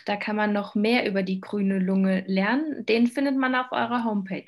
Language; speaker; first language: German; native; German